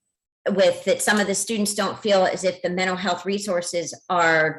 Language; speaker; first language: English; native; English